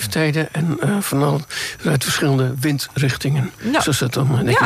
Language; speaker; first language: Dutch; native; Dutch